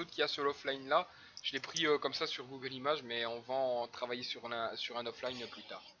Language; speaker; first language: French; native; French